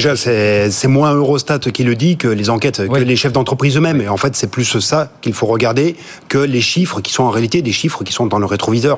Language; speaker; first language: French; native; French